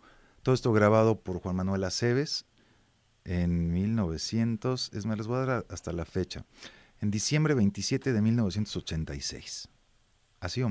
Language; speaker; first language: Spanish; native; Spanish